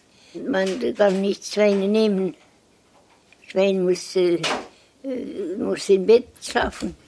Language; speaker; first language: German; non-native, learner; Estonian